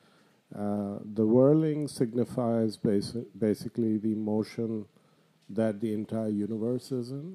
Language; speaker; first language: English; non-native, local second language; Bangla